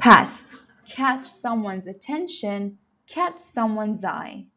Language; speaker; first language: English; non-native, fluent; Persian